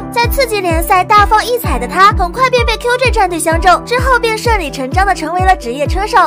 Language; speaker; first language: Chinese; native; Chinese